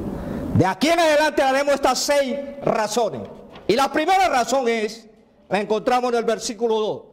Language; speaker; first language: Spanish; native; Spanish